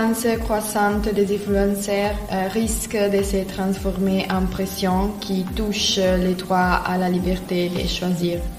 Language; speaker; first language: French; non-native, fluent; Italian